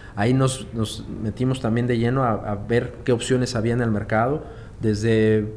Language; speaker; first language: Spanish; native; Spanish